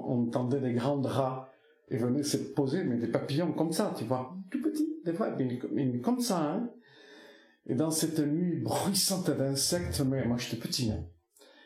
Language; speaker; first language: French; non-native, local second language; Basque